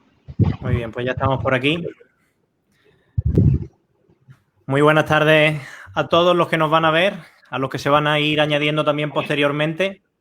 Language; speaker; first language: Spanish; native; Spanish